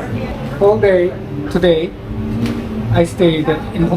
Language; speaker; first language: English; non-native, learner; Korean